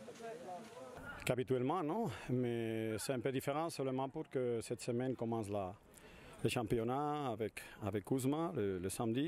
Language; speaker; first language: French; non-native, learner; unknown